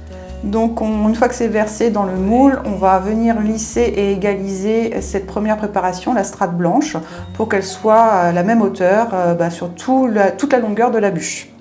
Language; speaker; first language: French; native; French